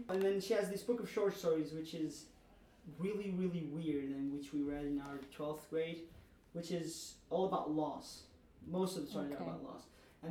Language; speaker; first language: English; non-native, fluent; Portuguese